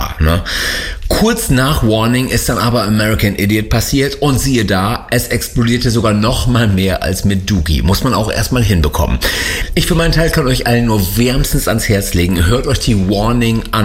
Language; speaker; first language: German; native; German